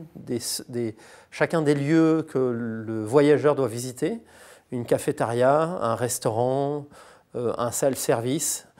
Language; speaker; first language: French; native; French